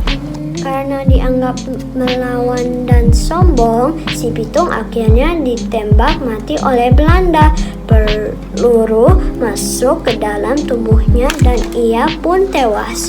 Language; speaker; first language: Indonesian; native; Indonesian